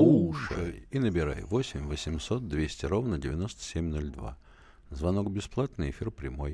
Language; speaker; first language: Russian; native; Russian